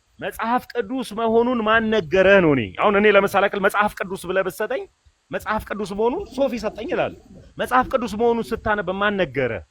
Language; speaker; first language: Amharic; native; Amharic